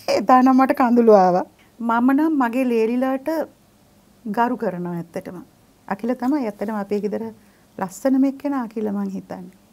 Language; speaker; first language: Sinhala; native; Sinhala